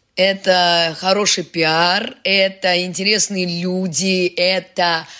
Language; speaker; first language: Russian; native; Russian